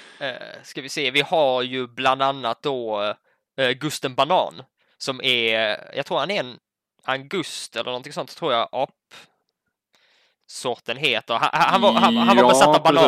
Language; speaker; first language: Swedish; native; Swedish